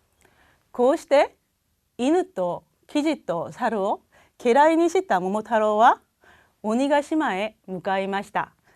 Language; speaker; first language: Japanese; non-native, fluent; Korean